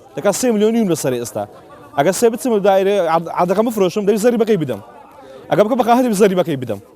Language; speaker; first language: Central Kurdish; native; Central Kurdish